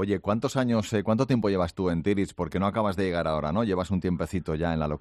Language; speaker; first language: Spanish; native; Spanish